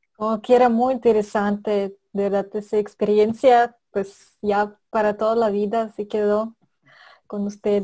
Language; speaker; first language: Spanish; non-native, fluent; Russian